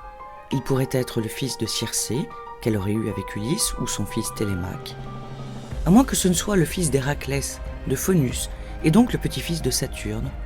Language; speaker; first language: French; native; French